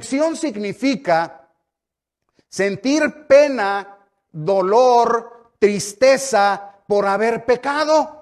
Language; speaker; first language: Spanish; native; Spanish